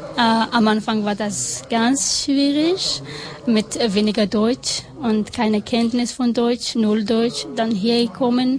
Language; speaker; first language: German; non-native, learner; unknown